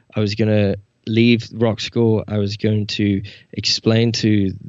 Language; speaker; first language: English; native; English